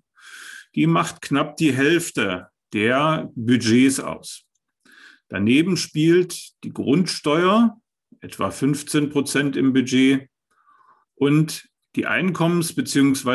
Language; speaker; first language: German; native; German